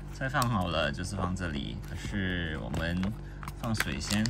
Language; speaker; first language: Chinese; non-native, local second language; English